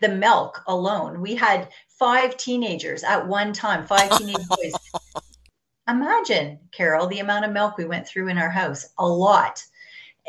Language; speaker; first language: English; native; English